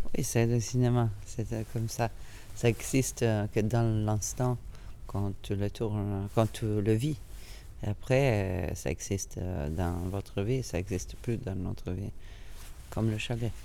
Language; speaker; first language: French; non-native, fluent; Italian